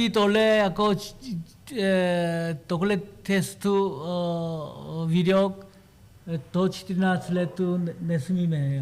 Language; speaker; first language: Czech; non-native, learner; Korean